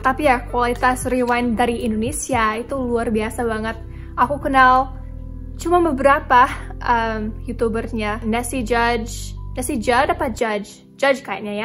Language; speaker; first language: Indonesian; non-native, fluent; English